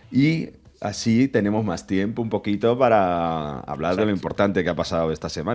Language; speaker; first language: Spanish; native; Spanish